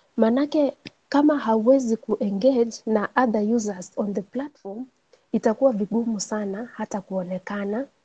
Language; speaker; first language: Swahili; non-native, local second language; Gusii